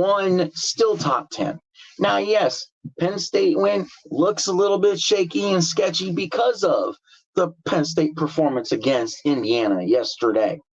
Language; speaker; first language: English; native; English